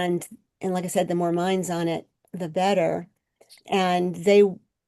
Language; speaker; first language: English; native; English